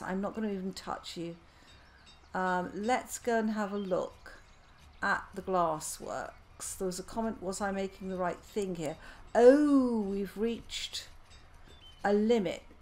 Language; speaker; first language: English; native; English